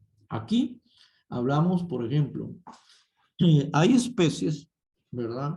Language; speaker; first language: Spanish; native; Spanish